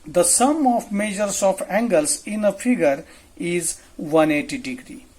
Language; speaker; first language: English; non-native, local second language; Marathi